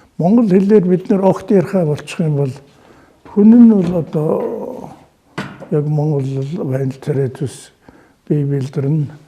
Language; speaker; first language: Mongolian; native; Mongolian